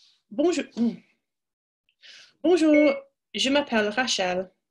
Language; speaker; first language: French; non-native, fluent; English